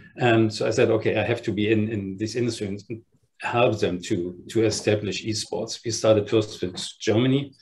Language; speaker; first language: English; non-native, fluent; German